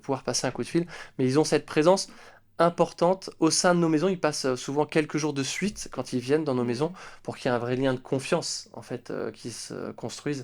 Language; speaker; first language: French; native; French